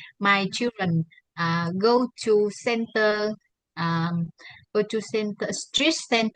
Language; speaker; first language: English; non-native, learner; Vietnamese